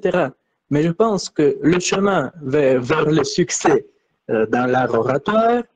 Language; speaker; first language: French; non-native, fluent; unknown